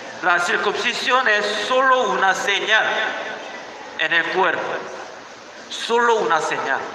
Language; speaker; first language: Spanish; non-native, learner; Korean